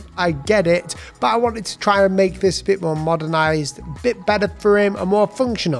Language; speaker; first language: English; native; English